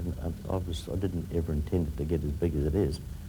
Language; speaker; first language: English; native; English